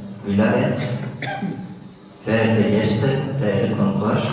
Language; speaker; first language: German; non-native, learner; Turkish